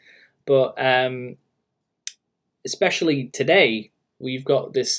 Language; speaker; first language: English; native; English